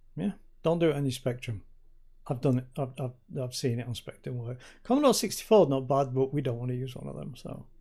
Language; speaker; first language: English; native; English